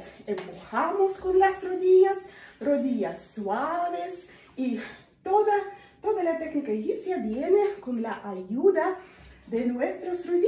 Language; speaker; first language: Spanish; non-native, learner; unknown